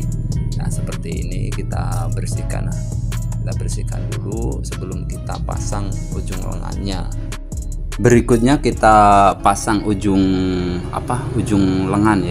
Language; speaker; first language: Indonesian; native; Indonesian